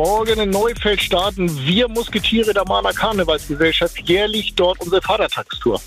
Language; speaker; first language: German; native; German